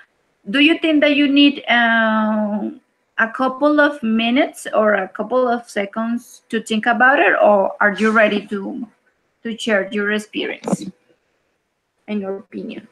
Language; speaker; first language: English; non-native, fluent; Spanish